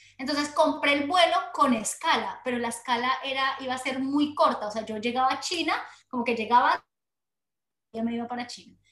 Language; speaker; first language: Spanish; native; Spanish